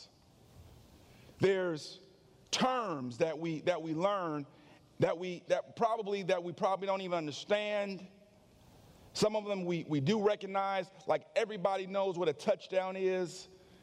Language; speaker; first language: English; native; English